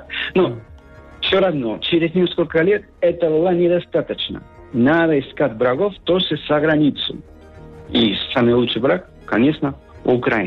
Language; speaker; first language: Russian; non-native, fluent; Spanish